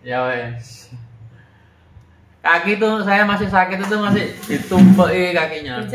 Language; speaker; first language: Indonesian; non-native, local second language; Javanese